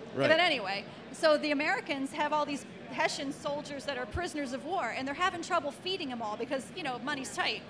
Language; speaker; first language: English; native; English